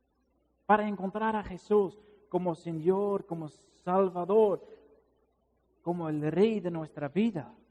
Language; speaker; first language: Spanish; non-native, fluent; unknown